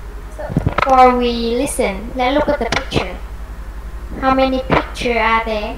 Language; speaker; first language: English; non-native, fluent; Vietnamese